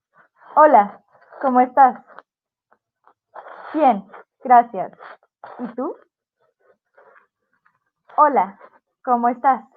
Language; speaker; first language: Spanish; non-native, fluent; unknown